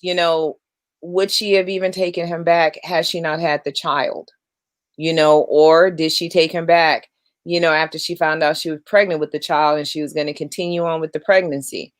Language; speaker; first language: English; native; English